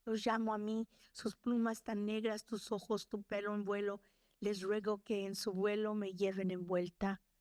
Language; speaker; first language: Spanish; early bilingual, other home language; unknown